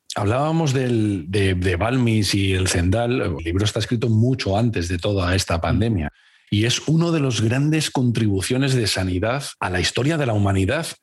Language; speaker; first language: Spanish; native; Spanish